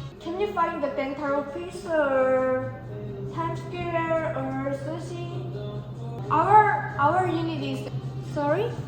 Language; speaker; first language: English; non-native, learner; Korean